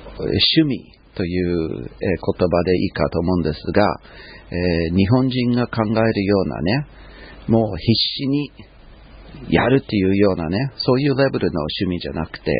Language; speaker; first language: Japanese; non-native, fluent; English